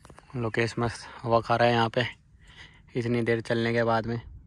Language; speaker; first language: Hindi; native; Hindi